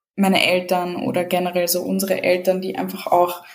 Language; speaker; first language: German; early bilingual, other home language; Serbian